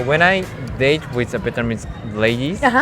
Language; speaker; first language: English; non-native, learner; Japanese